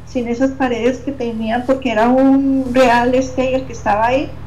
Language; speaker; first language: Spanish; native; Spanish